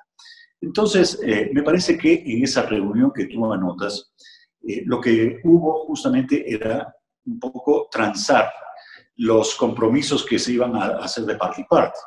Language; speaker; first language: Spanish; native; Spanish